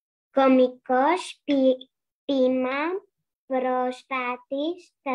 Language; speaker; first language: Greek; non-native, learner; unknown